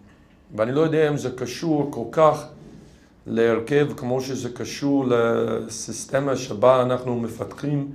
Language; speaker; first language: Hebrew; non-native, fluent; English